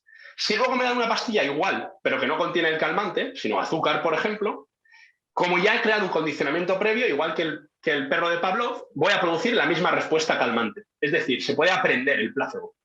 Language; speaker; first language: Spanish; native; Spanish